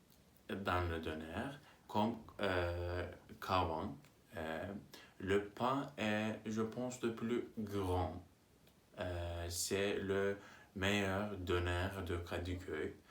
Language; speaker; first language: French; non-native, learner; Turkish